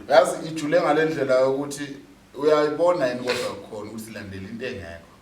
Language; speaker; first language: Zulu; native; Zulu